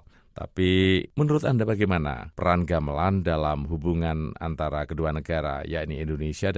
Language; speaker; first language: Indonesian; native; Indonesian